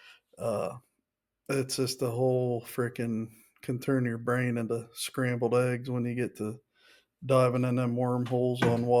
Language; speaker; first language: English; native; English